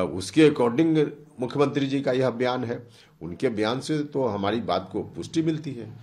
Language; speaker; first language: Hindi; native; Hindi